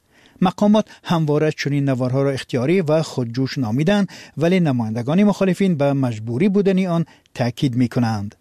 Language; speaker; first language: Persian; native; Persian